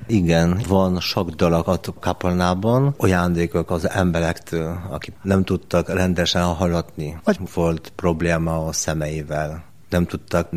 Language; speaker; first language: Hungarian; non-native, learner; Polish